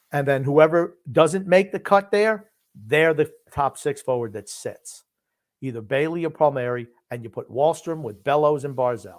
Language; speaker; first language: English; native; English